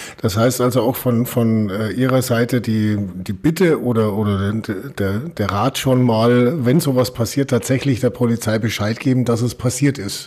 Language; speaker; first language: German; native; German